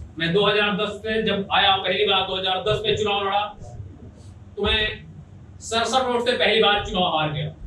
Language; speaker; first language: Hindi; native; Hindi